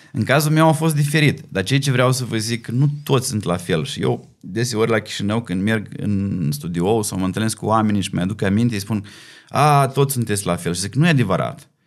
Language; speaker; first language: Romanian; native; Romanian